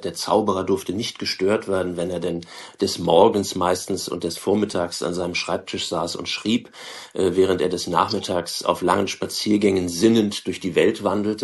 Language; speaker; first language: German; native; German